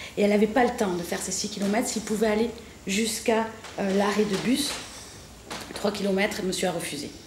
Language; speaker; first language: French; native; French